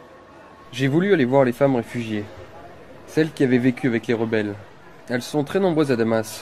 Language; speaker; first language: French; native; French